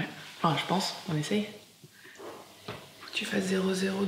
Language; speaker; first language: French; native; French